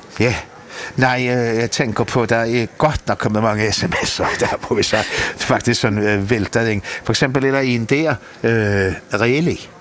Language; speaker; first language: Danish; native; Danish